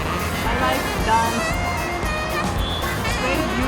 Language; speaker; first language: English; non-native, learner; Russian